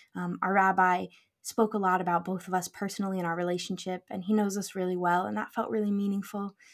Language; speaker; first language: English; native; English